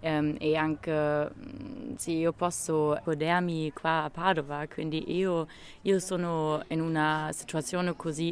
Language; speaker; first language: Italian; non-native, learner; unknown